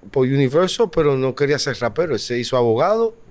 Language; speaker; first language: Spanish; early bilingual, heritage; Spanish